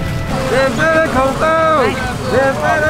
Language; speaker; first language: Chinese; native; Chinese